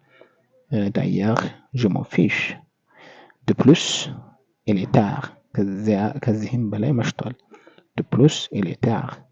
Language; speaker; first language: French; non-native, fluent; Amharic